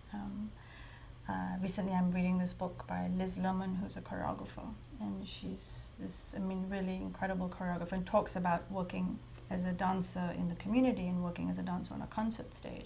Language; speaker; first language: English; non-native, local second language; Hindi